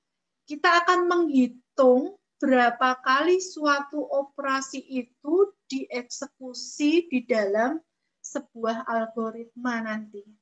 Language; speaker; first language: Indonesian; native; Indonesian